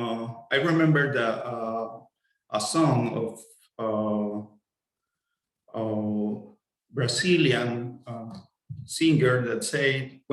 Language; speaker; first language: English; non-native, fluent; Spanish